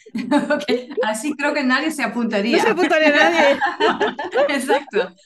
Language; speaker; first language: Spanish; non-native, fluent; German